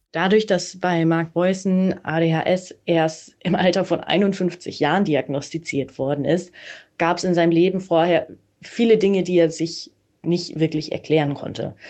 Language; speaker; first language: German; native; German